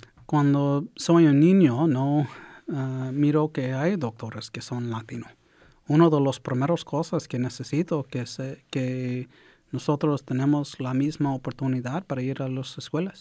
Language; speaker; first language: Spanish; early bilingual, heritage; English